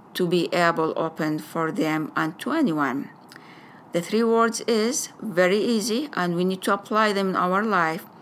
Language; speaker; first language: English; non-native, fluent; Arabic